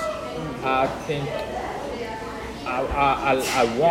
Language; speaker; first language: English; non-native, fluent; French